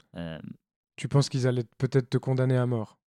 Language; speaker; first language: French; native; French